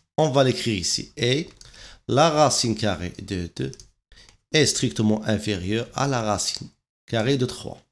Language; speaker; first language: French; non-native, local second language; Arabic